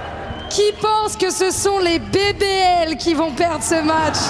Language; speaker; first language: French; native; French